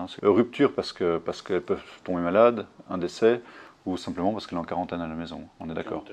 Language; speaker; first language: French; native; French